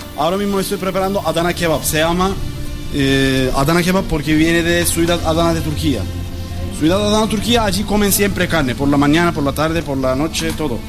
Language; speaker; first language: Spanish; non-native, learner; Turkish